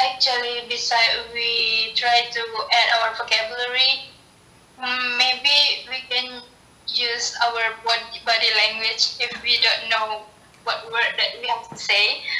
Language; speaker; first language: English; non-native, learner; Indonesian